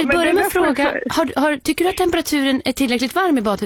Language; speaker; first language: Swedish; native; Swedish